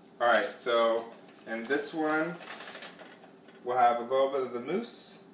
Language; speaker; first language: English; native; English